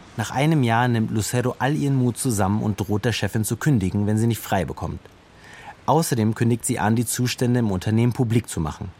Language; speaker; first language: German; native; German